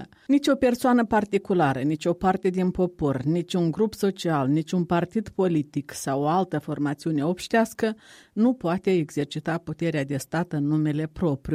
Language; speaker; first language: Romanian; native; Romanian